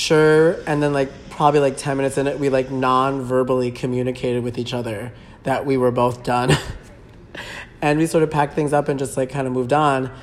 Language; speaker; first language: English; native; English